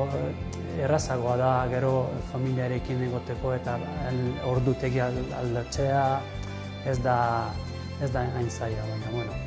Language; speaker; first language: Basque; non-native, learner; Italian